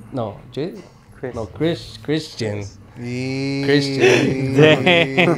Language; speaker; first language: English; native; English